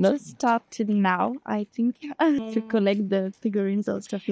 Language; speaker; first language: English; non-native, fluent; French